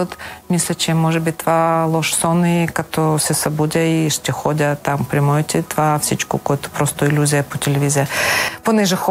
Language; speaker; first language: Bulgarian; non-native, fluent; Ukrainian